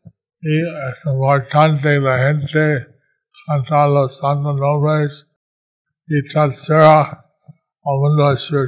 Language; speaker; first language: Spanish; non-native, learner; English